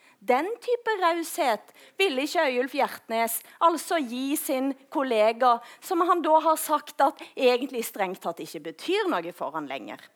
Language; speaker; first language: Norwegian; native; Norwegian